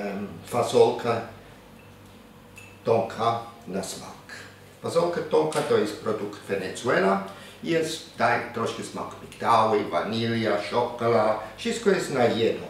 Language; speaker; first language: Polish; non-native, learner; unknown